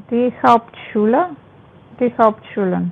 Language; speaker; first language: German; non-native, learner; Macedonian